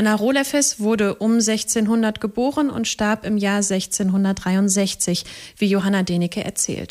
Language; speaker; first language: German; native; German